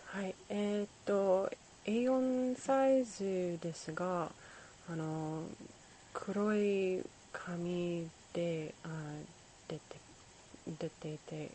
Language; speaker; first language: Japanese; non-native, learner; English